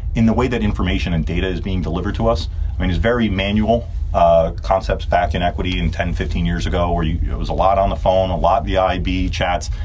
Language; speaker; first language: English; early bilingual, other home language; Turkish